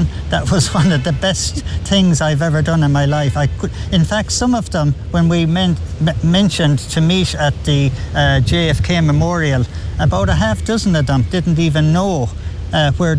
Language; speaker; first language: English; native; English